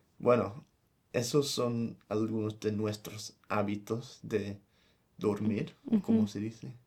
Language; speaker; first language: Spanish; non-native, fluent; English